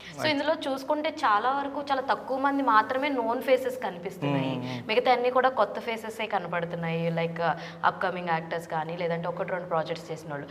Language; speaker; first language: Telugu; native; Telugu